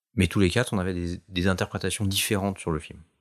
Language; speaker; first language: French; native; French